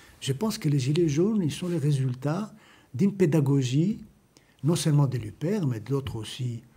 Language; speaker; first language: French; non-native, fluent; Greek